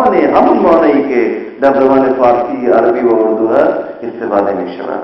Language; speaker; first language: Persian; non-native, fluent; Urdu